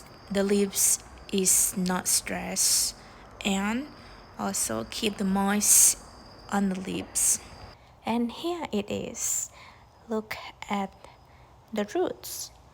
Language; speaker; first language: English; non-native, learner; Thai